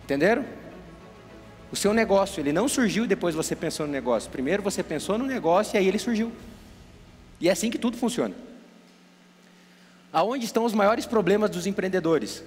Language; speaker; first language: Portuguese; native; Portuguese